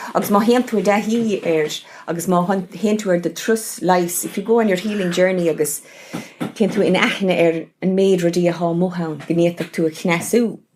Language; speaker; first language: Irish; non-native, local second language; English